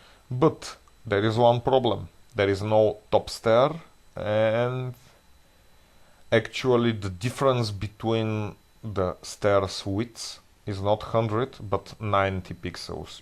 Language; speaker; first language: English; non-native, fluent; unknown